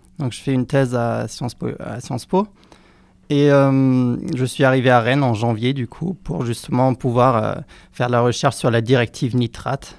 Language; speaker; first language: French; non-native, fluent; German